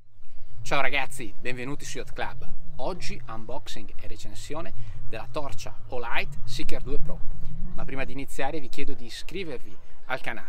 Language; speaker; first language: Italian; native; Italian